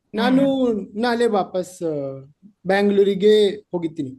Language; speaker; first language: Kannada; non-native, learner; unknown